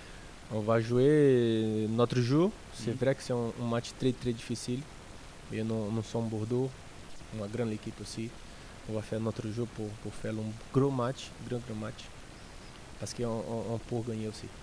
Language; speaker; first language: French; non-native, learner; Portuguese